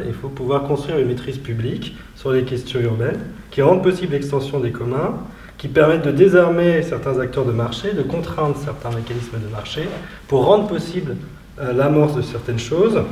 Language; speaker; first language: French; native; French